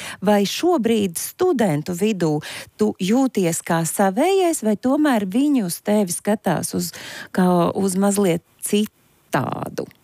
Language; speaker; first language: Latvian; native; Latvian